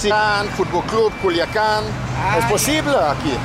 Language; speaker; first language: Spanish; non-native, learner; English